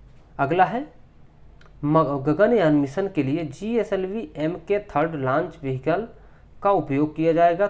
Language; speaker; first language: Hindi; native; Hindi